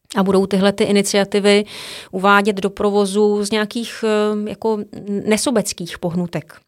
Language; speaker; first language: Czech; native; Czech